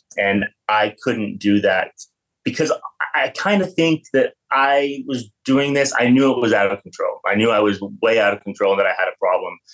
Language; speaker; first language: English; native; English